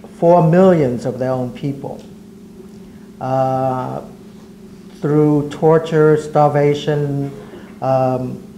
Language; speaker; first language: English; early bilingual, other home language; Vietnamese